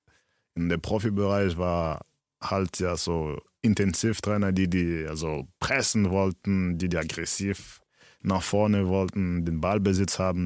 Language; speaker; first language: German; early bilingual, other home language; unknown